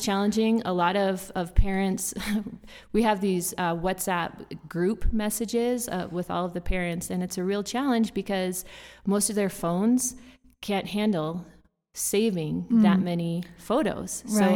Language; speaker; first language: English; native; English